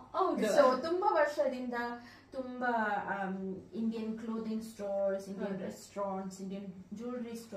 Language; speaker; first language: Kannada; early bilingual, heritage; Kannada